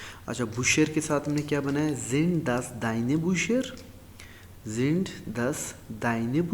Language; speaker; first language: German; non-native, learner; Urdu